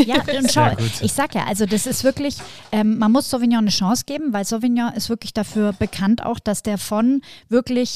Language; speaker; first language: German; native; German